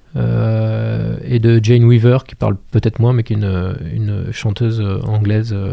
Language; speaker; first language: French; native; French